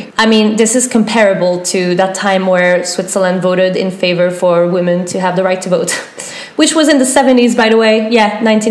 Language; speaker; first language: English; non-native, fluent; French